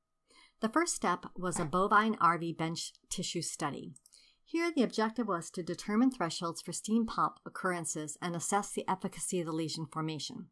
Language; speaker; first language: English; native; English